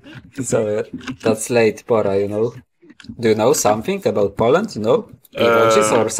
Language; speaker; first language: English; non-native, learner; Polish